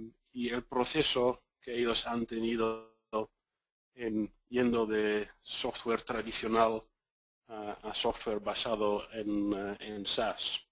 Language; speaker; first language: Spanish; non-native, fluent; Dutch